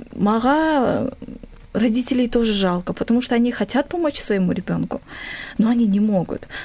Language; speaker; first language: Russian; non-native, local second language; Kyrgyz